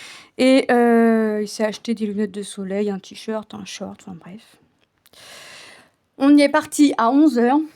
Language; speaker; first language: French; native; French